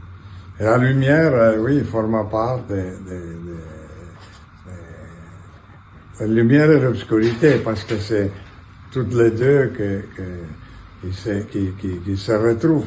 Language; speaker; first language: French; non-native, fluent; Catalan